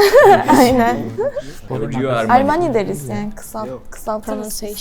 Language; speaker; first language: Turkish; non-native, fluent; Korean